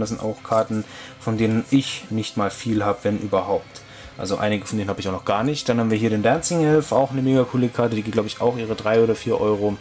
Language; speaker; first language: German; native; German